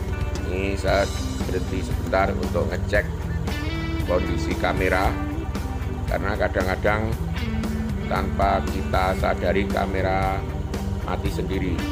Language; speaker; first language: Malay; non-native, local second language; Javanese